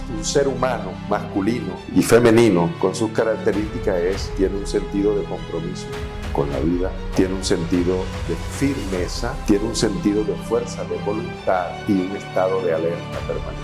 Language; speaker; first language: Spanish; native; Spanish